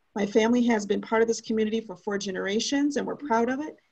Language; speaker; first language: English; native; English